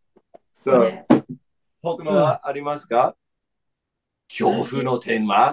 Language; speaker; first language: Japanese; non-native, fluent; English